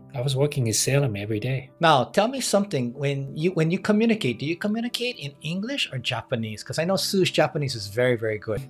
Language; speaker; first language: English; native; English